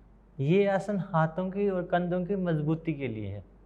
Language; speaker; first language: Hindi; native; Hindi